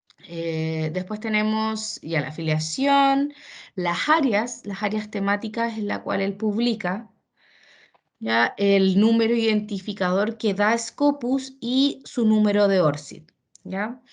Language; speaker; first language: Spanish; native; Spanish